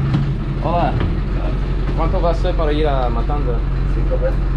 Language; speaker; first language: Spanish; non-native, learner; English